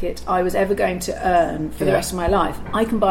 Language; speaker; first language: English; native; English